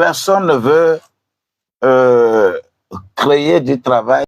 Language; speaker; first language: French; non-native, local second language; Ewe